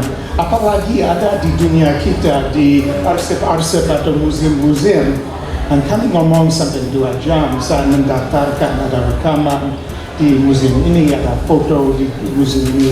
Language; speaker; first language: Indonesian; non-native, fluent; English